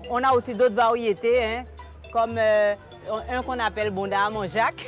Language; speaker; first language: French; native; French